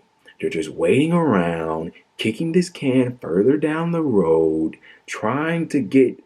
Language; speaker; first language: English; native; English